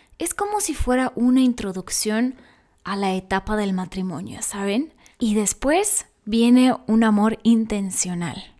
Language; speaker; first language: Spanish; non-native, fluent; Russian